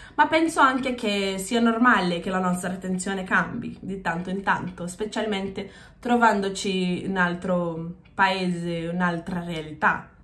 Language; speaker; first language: Italian; non-native, fluent; Portuguese